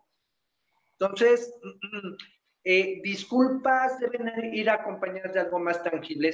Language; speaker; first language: Spanish; native; Spanish